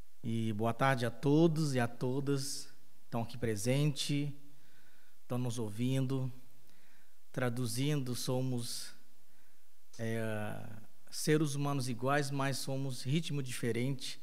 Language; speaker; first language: Portuguese; non-native, local second language; Yanomámi